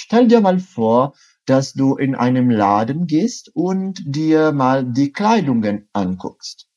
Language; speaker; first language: German; non-native, fluent; Portuguese